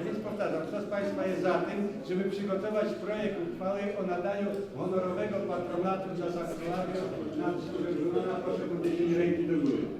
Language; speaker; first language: Polish; native; Polish